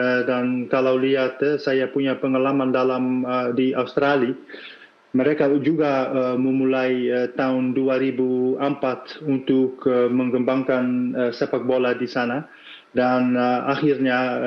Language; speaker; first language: Indonesian; non-native, fluent; Dutch